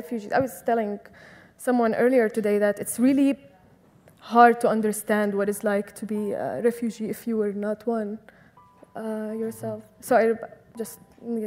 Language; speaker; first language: English; non-native, fluent; Arabic